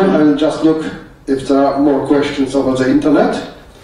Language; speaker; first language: English; non-native, fluent; Polish